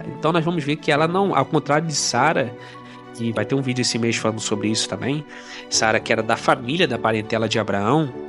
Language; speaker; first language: Portuguese; native; Portuguese